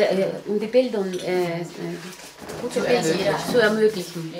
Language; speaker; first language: German; non-native, learner; Spanish